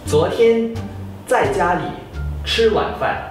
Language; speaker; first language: Chinese; non-native, fluent; Indonesian